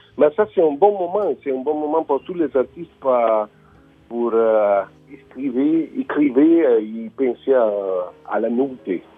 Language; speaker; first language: French; non-native, learner; Italian